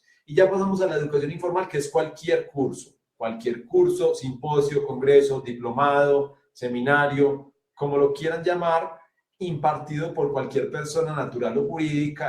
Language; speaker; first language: Spanish; native; Spanish